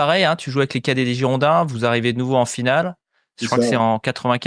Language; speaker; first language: French; native; French